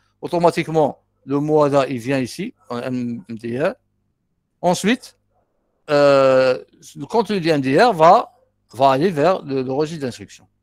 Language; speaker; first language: French; non-native, local second language; Arabic